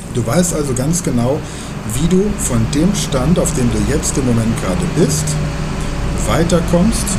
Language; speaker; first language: German; native; German